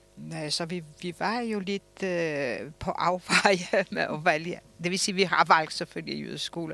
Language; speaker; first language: Danish; non-native, fluent; Polish